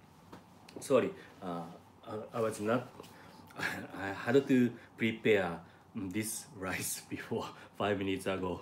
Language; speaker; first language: English; non-native, learner; Japanese